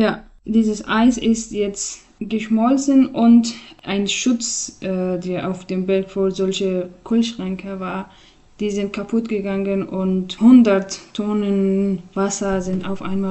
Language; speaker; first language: German; non-native, learner; Persian